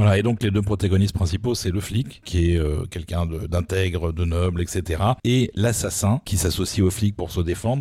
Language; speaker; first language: French; native; French